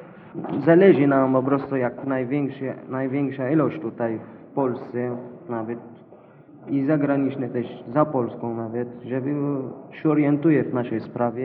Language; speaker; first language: Polish; non-native, fluent; Arabic